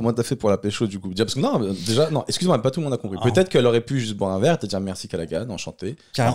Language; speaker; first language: French; native; French